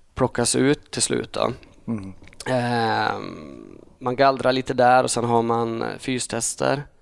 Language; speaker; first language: Swedish; native; Swedish